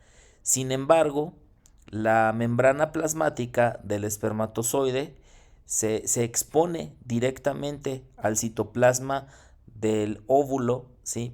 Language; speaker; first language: Spanish; native; Spanish